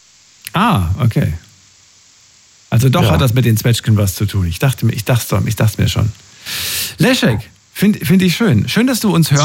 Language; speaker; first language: German; native; German